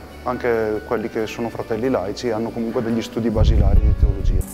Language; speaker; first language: Italian; native; Italian